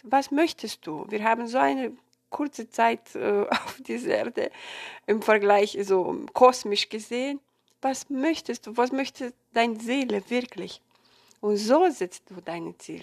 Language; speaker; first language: German; non-native, fluent; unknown